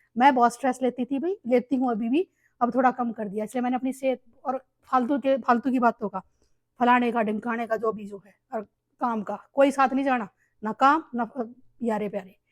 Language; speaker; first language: Hindi; native; Hindi